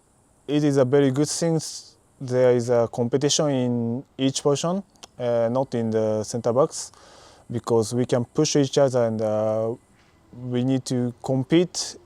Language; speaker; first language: English; non-native, learner; Japanese